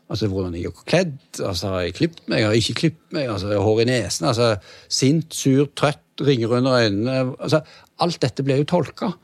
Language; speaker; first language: Norwegian; native; Norwegian